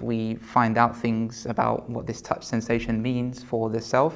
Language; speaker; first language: English; native; English